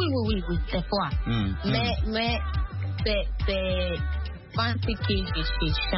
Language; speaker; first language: French; non-native, learner; Akan